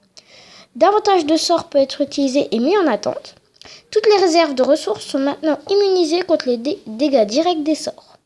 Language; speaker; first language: French; native; French